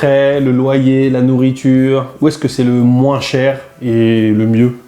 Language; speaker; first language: French; non-native, fluent; Spanish